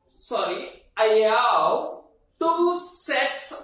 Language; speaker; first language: English; non-native, local second language; Kannada